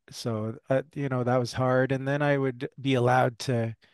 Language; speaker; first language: English; early bilingual, other home language; French